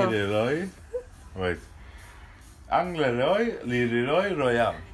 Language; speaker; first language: Cebuano; non-native, learner; Dutch